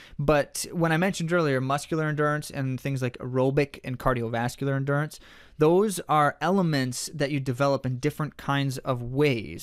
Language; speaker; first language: English; native; English